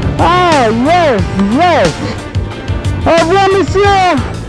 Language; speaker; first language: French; non-native, learner; English